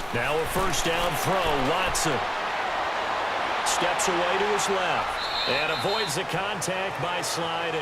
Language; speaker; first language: English; native; English